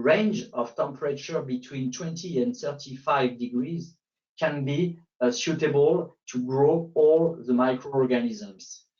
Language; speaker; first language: English; non-native, fluent; French